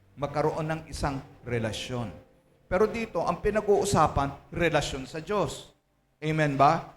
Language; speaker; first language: Filipino; native; Filipino